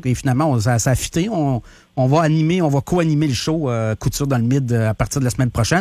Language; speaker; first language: French; native; French